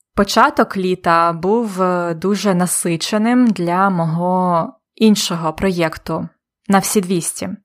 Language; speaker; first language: Ukrainian; native; Ukrainian